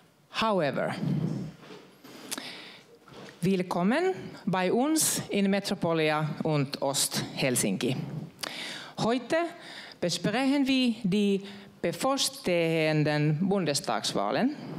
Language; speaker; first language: German; non-native, learner; Finnish